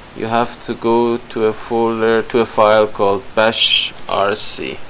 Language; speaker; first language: English; non-native, fluent; Persian